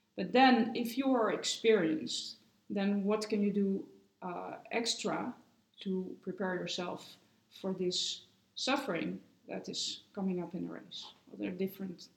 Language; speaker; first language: English; non-native, fluent; Dutch